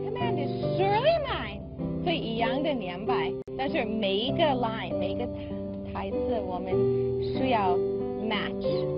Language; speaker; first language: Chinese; early bilingual, heritage; Chinese